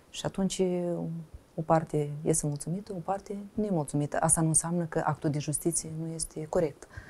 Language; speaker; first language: Romanian; native; Romanian